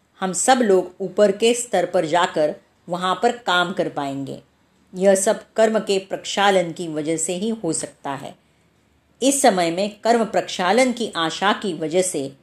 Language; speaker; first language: Hindi; non-native, local second language; Marathi